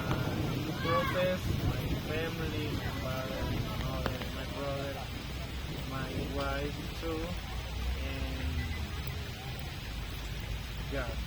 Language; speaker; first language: English; non-native, learner; Spanish